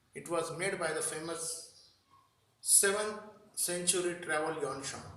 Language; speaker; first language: English; non-native, local second language; Marathi